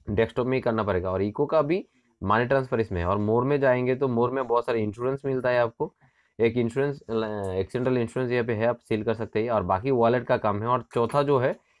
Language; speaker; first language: Hindi; non-native, local second language; Bangla